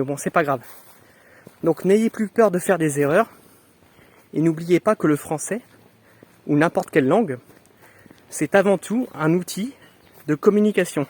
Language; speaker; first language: French; native; French